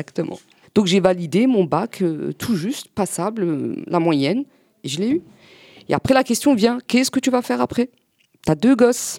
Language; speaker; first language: French; native; French